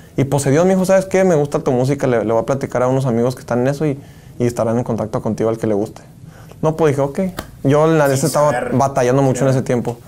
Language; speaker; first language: Spanish; early bilingual, heritage; Spanish